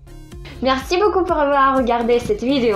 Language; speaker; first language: French; non-native, fluent; Russian